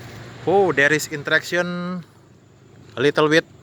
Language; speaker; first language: English; non-native, learner; Indonesian